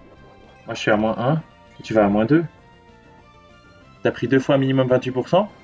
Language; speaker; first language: French; native; French